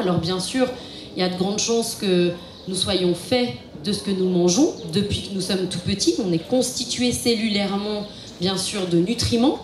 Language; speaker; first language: French; native; French